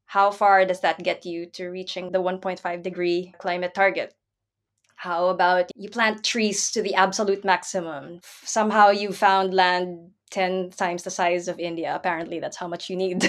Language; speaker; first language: English; non-native, local second language; Filipino